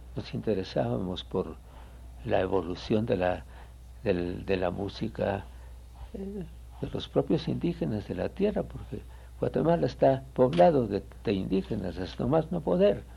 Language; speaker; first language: Spanish; native; Spanish